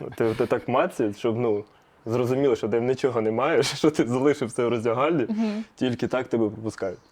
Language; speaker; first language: Ukrainian; non-native, local second language; Russian